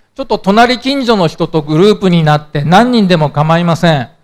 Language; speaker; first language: Japanese; native; Japanese